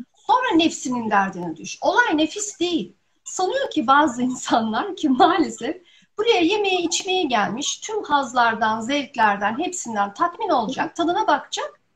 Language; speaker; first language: Turkish; early bilingual, heritage; Turkish